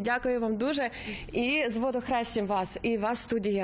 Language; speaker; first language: Ukrainian; native; Ukrainian